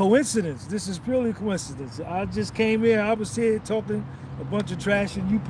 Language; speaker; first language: English; native; English